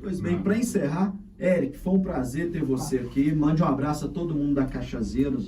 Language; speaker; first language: Portuguese; native; Portuguese